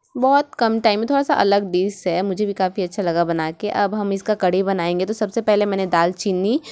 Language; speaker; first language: Hindi; native; Hindi